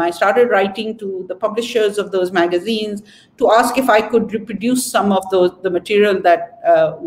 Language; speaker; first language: English; non-native, local second language; Urdu